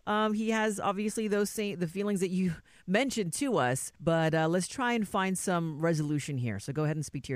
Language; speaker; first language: English; native; English